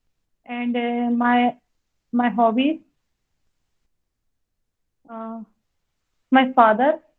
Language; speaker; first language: English; non-native, learner; Hindi